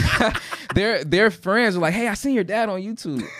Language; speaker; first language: English; native; English